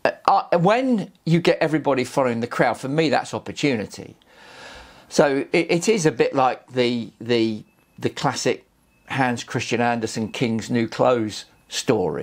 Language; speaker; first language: English; native; English